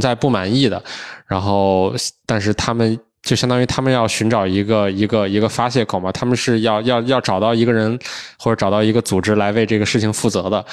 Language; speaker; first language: Chinese; native; Chinese